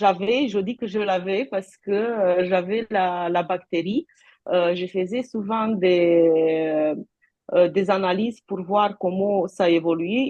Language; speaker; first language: French; non-native, fluent; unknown